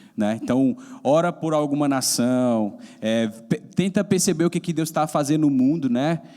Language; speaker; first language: Portuguese; native; Portuguese